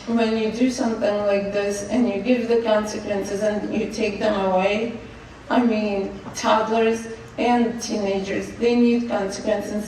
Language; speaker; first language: English; non-native, fluent; Russian